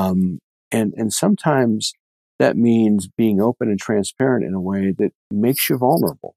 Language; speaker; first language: English; native; English